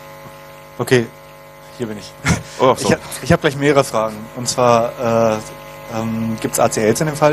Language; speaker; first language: German; native; German